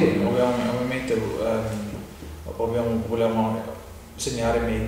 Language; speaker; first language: Italian; non-native, fluent; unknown